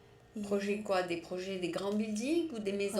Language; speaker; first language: French; native; French